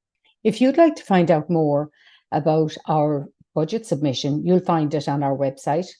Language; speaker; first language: English; native; English